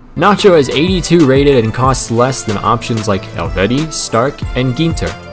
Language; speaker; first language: English; native; English